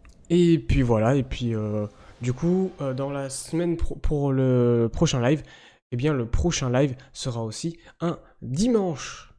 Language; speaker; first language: French; native; French